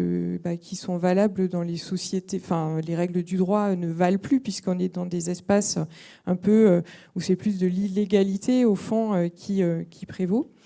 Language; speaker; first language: French; native; French